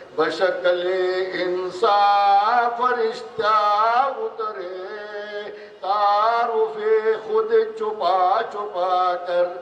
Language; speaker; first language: Urdu; non-native, fluent; Bangla